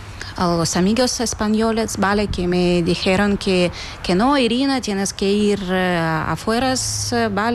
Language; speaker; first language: Spanish; non-native, fluent; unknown